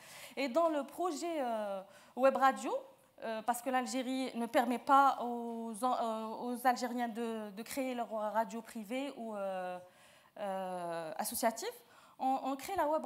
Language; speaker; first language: French; non-native, local second language; Arabic